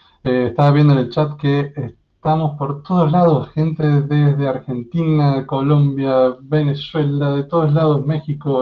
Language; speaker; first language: Spanish; native; Spanish